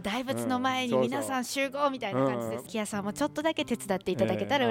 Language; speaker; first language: Japanese; native; Japanese